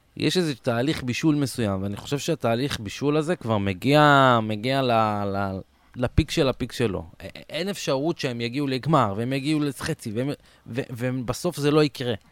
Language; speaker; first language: Hebrew; native; Hebrew